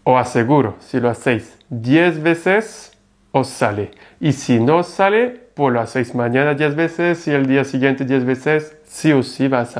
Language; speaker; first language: Spanish; non-native, fluent; French